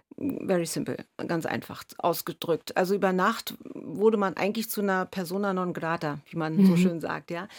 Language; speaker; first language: German; native; German